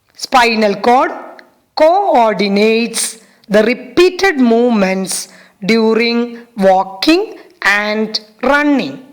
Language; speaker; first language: English; non-native, local second language; Malayalam